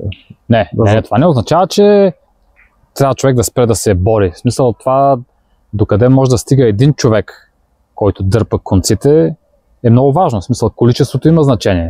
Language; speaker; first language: Bulgarian; native; Bulgarian